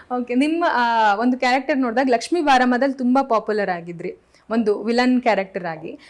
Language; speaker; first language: Kannada; native; Kannada